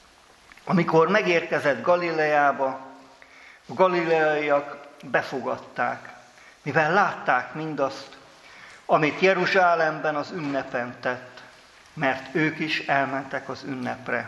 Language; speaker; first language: Hungarian; native; Hungarian